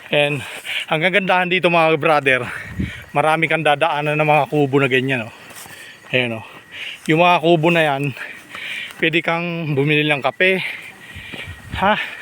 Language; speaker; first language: Filipino; native; Filipino